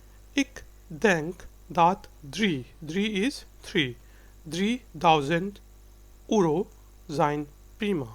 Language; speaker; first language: Dutch; non-native, fluent; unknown